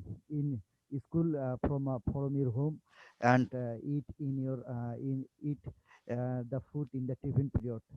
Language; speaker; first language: English; non-native, local second language; Bangla